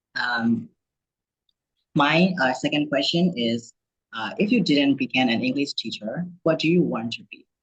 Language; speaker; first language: English; non-native, learner; Burmese